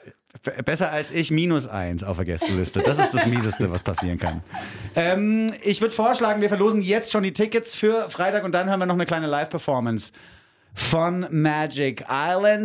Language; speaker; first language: German; native; German